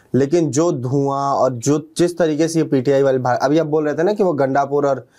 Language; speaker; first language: Hindi; native; Hindi